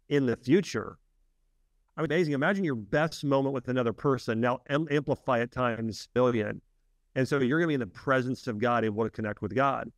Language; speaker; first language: English; native; English